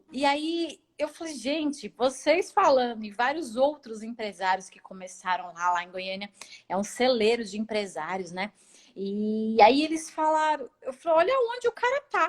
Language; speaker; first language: Portuguese; native; Portuguese